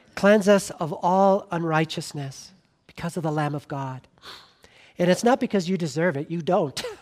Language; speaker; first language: English; native; English